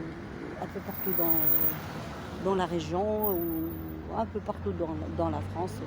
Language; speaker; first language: French; non-native, local second language; Arabic